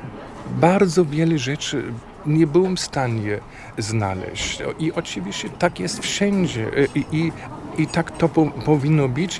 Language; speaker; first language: Polish; non-native, fluent; German